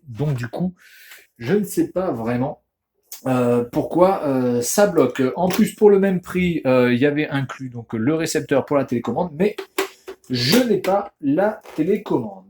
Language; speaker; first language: French; native; French